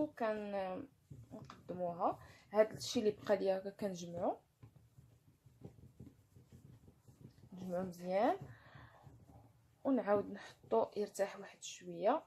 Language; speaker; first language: Arabic; native; Arabic